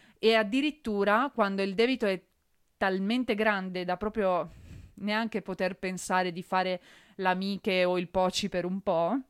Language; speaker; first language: Italian; native; Italian